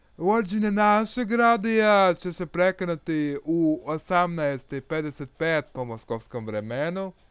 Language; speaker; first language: Croatian; non-native, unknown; Russian